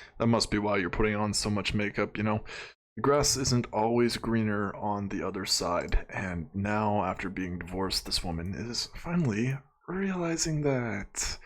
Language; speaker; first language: English; native; English